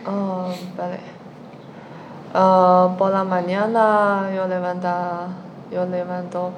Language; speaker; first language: Spanish; non-native, learner; Chinese